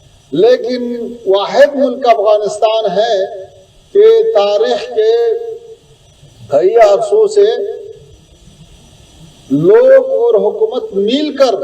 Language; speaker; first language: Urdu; non-native, fluent; Pashto